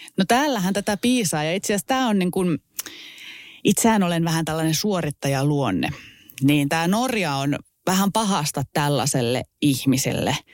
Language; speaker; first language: Finnish; native; Finnish